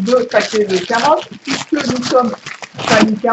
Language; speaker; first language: French; native; French